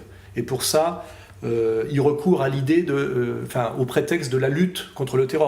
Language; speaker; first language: French; native; French